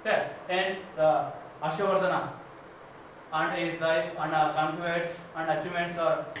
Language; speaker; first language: English; non-native, local second language; Kannada